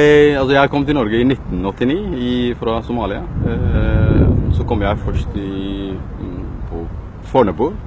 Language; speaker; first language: Norwegian; non-native, fluent; Somali